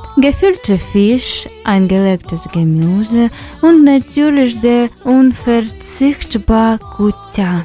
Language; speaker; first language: German; non-native, fluent; Ukrainian